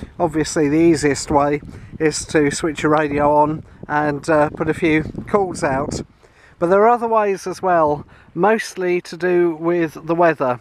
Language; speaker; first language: English; native; English